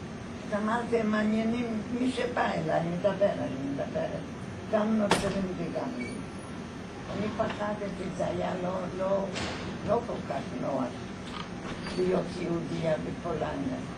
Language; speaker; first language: Hebrew; non-native, fluent; Polish